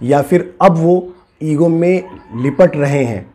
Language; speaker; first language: Hindi; native; Hindi